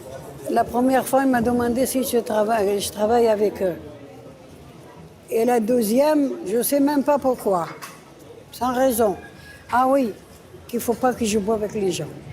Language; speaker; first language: French; early bilingual, other home language; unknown